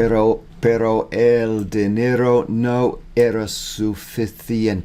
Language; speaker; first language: Spanish; non-native, learner; English